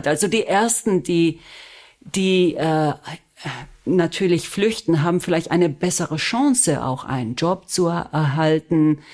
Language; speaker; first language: German; non-native, fluent; Spanish